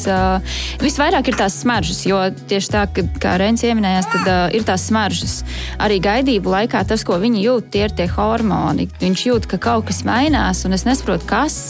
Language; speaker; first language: Latvian; native; Latvian